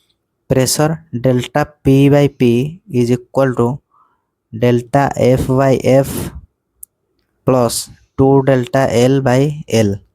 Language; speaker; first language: Hindi; native; Hindi